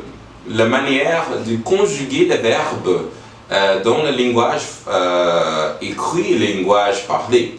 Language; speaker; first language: French; non-native, learner; English